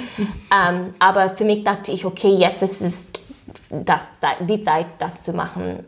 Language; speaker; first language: German; non-native, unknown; English